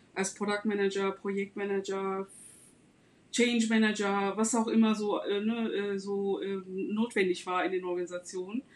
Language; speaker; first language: German; non-native, fluent; Turkish